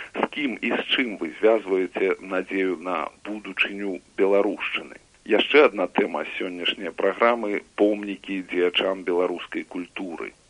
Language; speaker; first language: Belarusian; native; Belarusian